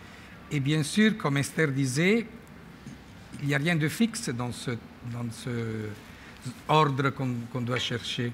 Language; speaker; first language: French; non-native, fluent; Italian